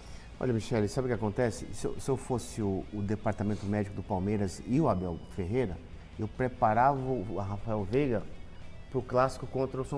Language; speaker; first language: Portuguese; native; Portuguese